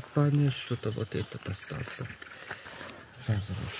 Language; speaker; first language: Russian; non-native, local second language; Azerbaijani